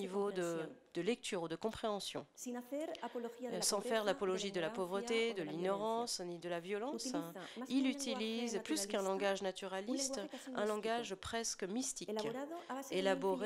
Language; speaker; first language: French; non-native, fluent; Spanish